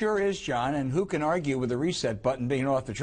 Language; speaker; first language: English; native; English